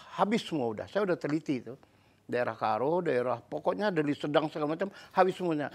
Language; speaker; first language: Indonesian; native; Indonesian